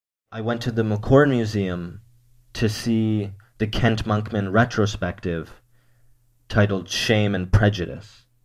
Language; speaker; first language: English; native; English